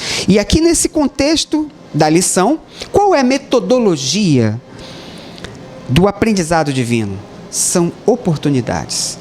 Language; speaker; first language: Portuguese; native; Portuguese